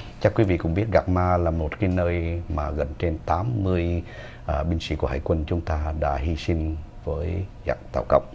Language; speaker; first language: Vietnamese; native; Vietnamese